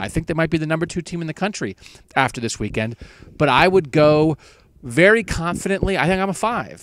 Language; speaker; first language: English; native; English